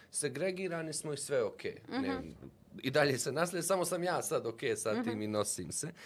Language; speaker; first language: Bosnian; native; Bosnian